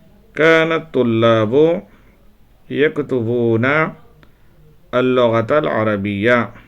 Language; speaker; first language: Arabic; non-native, fluent; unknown